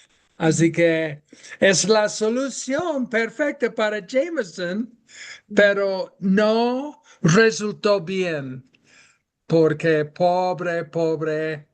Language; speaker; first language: Spanish; non-native, fluent; English